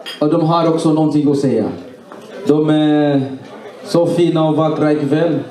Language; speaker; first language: Swedish; non-native, fluent; Swahili